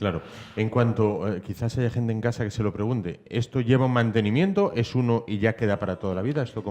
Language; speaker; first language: Spanish; native; Spanish